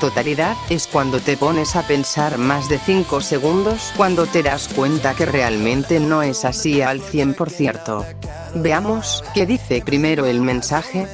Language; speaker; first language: Spanish; native; Spanish